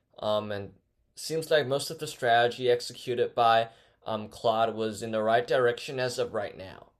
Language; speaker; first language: English; non-native, fluent; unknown